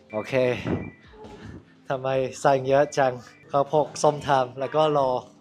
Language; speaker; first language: Thai; non-native, learner; Cantonese